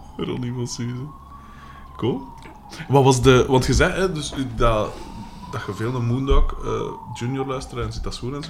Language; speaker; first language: Dutch; native; Dutch